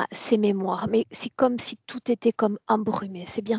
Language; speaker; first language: French; native; French